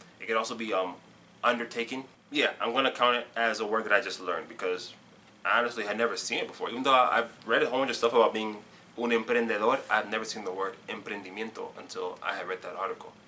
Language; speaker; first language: English; native; English